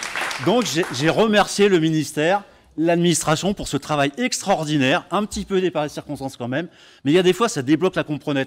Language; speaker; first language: French; native; French